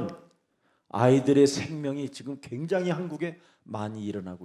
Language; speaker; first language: Korean; native; Korean